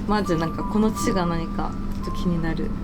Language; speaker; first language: Japanese; non-native, learner; Korean